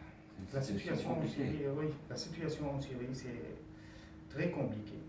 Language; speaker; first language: French; non-native, fluent; Arabic